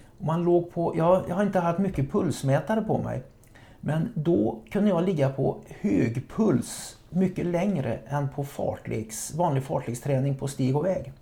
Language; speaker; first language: Swedish; native; Swedish